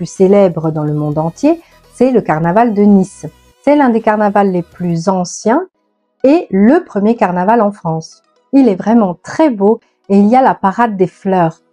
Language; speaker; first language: French; non-native, fluent; Italian